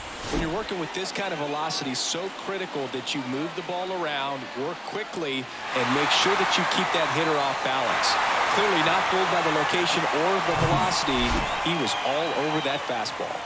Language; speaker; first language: English; native; English